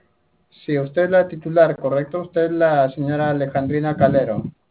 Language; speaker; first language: Spanish; native; Spanish